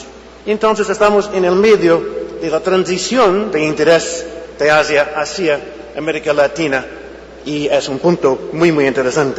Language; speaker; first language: Spanish; non-native, fluent; English